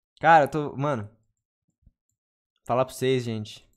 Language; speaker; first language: Portuguese; native; Portuguese